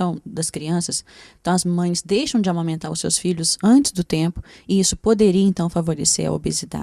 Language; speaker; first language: Portuguese; native; Portuguese